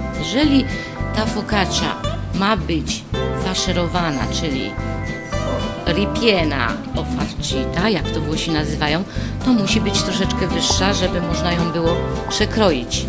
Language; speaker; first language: Polish; non-native, fluent; Italian